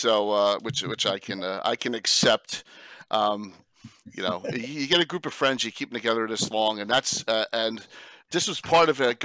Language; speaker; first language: English; native; English